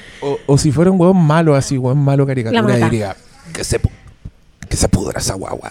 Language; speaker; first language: Spanish; native; Spanish